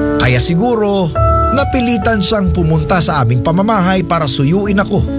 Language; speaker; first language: Filipino; non-native, local second language; Cebuano